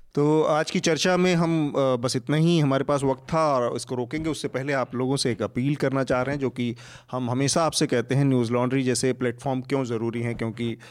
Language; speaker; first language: Hindi; native; Hindi